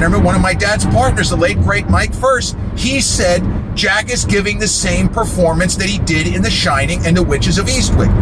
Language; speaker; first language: English; native; English